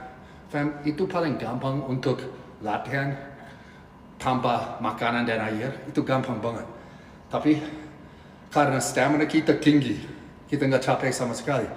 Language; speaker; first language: Indonesian; non-native, fluent; English